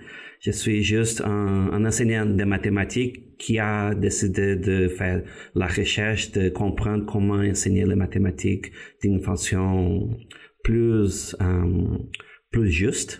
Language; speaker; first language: French; non-native, fluent; Portuguese